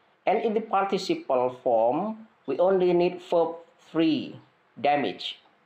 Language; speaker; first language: English; non-native, fluent; Indonesian